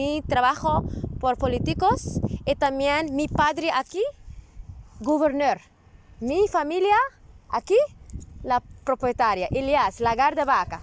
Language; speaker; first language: Spanish; non-native, learner; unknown